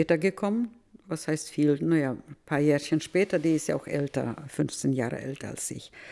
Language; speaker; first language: German; early bilingual, heritage; Russian